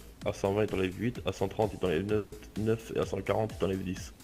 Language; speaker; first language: French; native; French